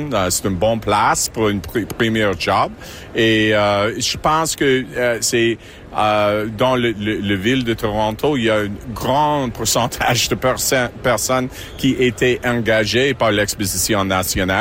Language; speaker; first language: French; non-native, local second language; English